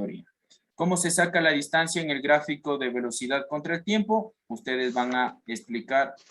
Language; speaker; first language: Spanish; native; Spanish